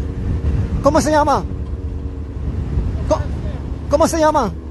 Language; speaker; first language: Spanish; non-native, learner; English